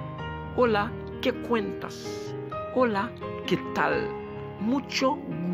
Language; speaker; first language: Spanish; non-native, local second language; Haitian Creole